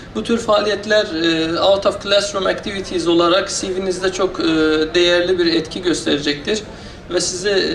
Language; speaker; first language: Turkish; non-native, fluent; Persian